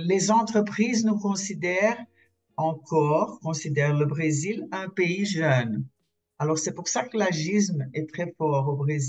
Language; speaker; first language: French; non-native, fluent; Portuguese